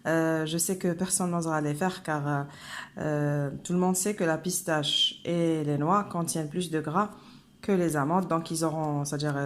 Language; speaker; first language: French; non-native, local second language; Arabic